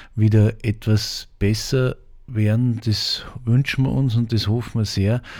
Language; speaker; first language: German; native; German